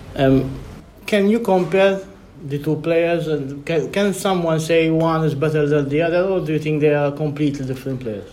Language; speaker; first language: English; non-native, local second language; Maltese